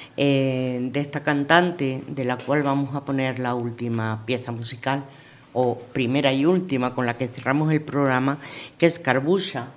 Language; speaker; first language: Spanish; native; Spanish